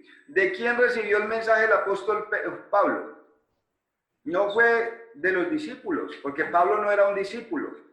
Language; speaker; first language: Spanish; native; Spanish